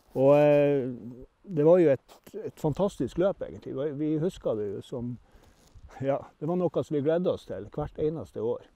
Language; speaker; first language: Norwegian; native; Norwegian